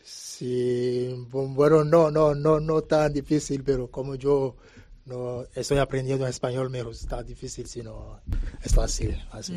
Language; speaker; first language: Spanish; non-native, learner; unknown